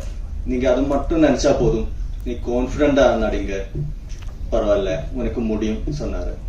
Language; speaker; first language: Tamil; non-native, fluent; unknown